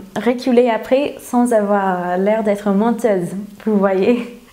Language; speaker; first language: French; non-native, fluent; English